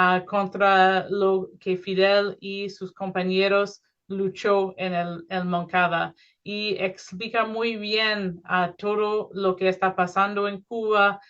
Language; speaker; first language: Spanish; non-native, fluent; English